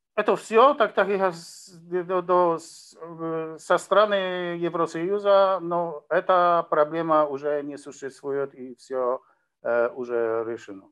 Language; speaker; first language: Russian; non-native, learner; Polish